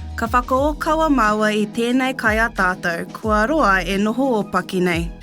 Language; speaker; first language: Māori; non-native, local second language; English